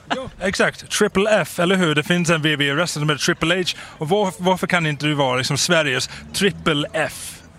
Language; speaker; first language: Swedish; non-native, fluent; English